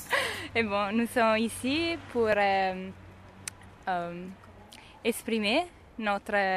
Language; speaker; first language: French; non-native, learner; Italian